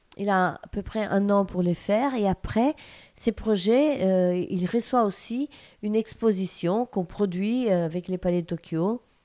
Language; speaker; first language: French; non-native, fluent; Portuguese